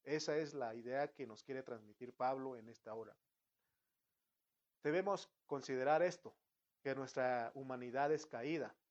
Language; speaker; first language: Spanish; native; Spanish